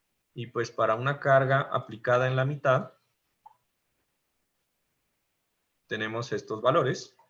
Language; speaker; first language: Spanish; native; Spanish